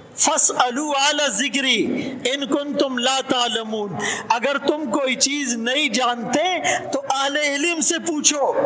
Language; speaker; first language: Urdu; non-native, local second language; Pashto